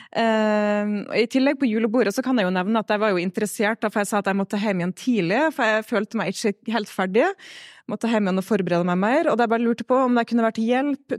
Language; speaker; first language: Norwegian; native; Norwegian